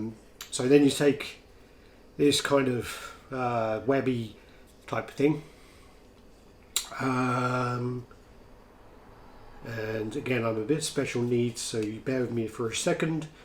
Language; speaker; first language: English; native; English